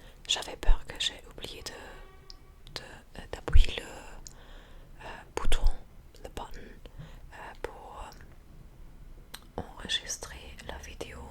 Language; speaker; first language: French; non-native, fluent; English